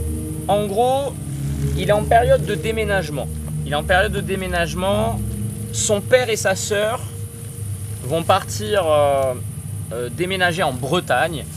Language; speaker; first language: French; native; French